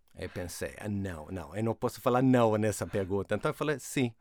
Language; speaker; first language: Portuguese; non-native, fluent; Swedish